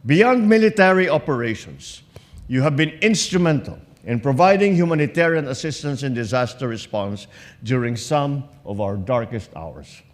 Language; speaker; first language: English; non-native, local second language; Filipino